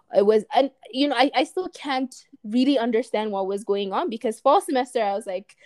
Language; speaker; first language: English; non-native, fluent; Amharic